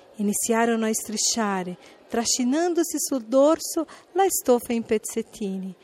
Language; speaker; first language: Italian; non-native, fluent; Portuguese